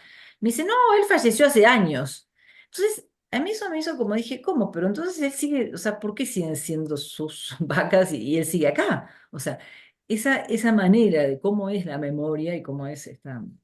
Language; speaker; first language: Spanish; native; Spanish